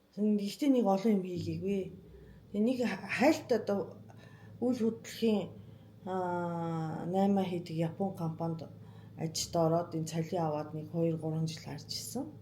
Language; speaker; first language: Mongolian; non-native, fluent; Japanese